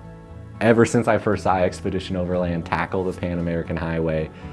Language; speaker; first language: English; native; English